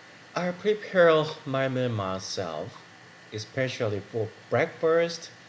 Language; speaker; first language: English; non-native, learner; Korean